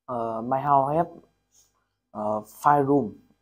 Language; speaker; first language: English; non-native, learner; Vietnamese